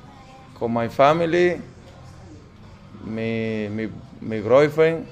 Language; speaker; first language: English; non-native, learner; Spanish